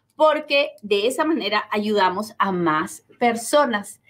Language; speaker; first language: Spanish; native; Spanish